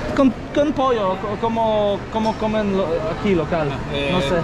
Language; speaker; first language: Spanish; non-native, learner; Polish